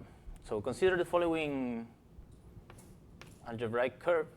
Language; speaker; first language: English; non-native, fluent; Spanish